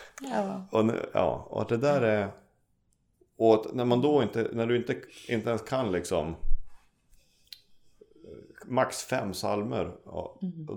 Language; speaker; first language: Swedish; native; Swedish